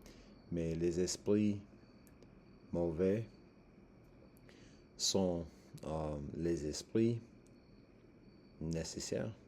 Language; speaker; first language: French; non-native, learner; English